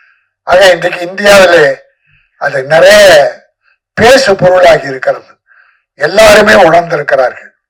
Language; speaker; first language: Tamil; native; Tamil